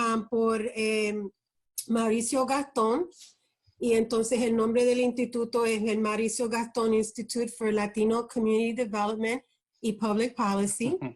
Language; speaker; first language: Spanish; early bilingual, heritage; Spanish